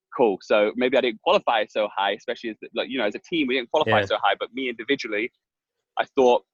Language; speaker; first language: English; native; English